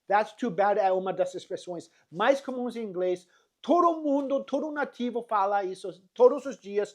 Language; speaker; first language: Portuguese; non-native, fluent; English